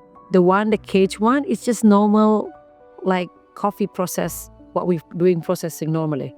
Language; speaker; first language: English; non-native, fluent; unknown